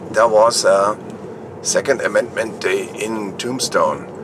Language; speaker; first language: English; non-native, fluent; German